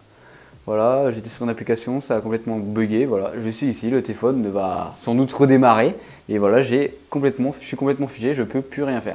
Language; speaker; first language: French; native; French